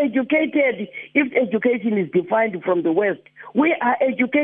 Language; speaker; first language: English; non-native, local second language; Xhosa